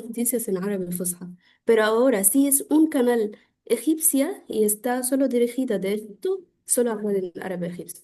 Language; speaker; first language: Spanish; non-native, fluent; Arabic